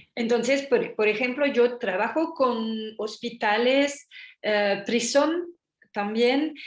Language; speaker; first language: Spanish; non-native, learner; French